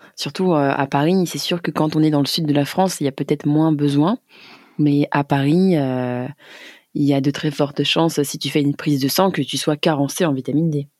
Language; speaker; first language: French; native; French